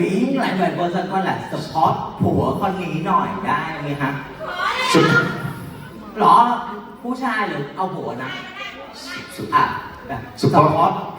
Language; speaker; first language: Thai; non-native, learner; Vietnamese